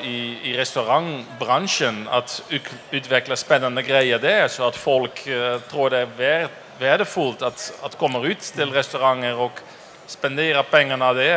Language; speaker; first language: Swedish; non-native, fluent; Dutch